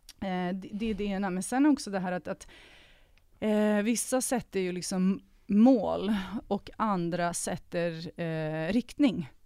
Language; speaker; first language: Swedish; early bilingual, other home language; Serbian